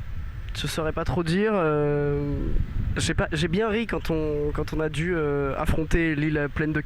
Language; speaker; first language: French; native; French